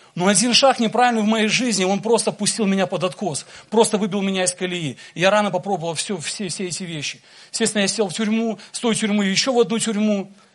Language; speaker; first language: Russian; native; Russian